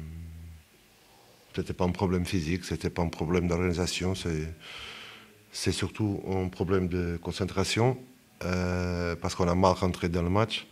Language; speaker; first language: French; non-native, fluent; Portuguese